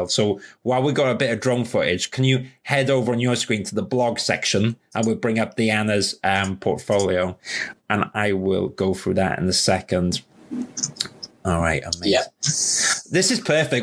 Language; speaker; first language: English; native; English